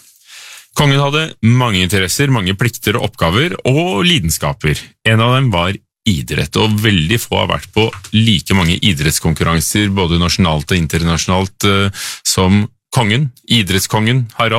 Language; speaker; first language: Norwegian; native; Norwegian